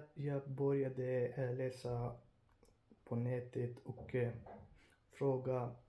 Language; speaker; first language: Swedish; non-native, fluent; Urdu